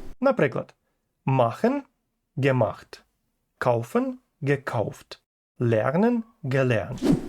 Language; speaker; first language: German; non-native, fluent; Ukrainian